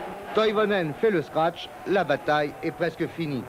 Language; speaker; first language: French; native; French